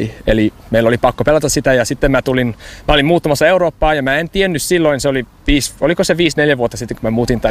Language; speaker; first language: Finnish; early bilingual, heritage; English